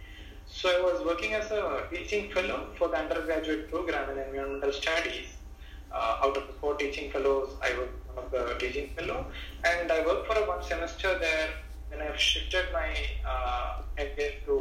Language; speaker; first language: English; non-native, local second language; Malayalam